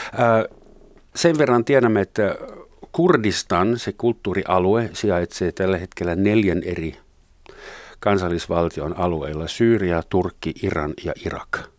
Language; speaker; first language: Finnish; native; Finnish